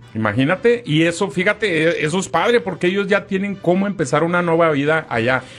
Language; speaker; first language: Spanish; native; Spanish